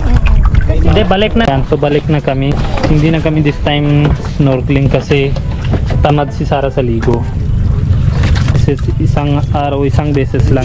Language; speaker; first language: Filipino; non-native, learner; Hindi